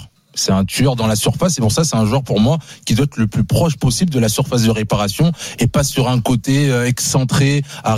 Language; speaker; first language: French; native; French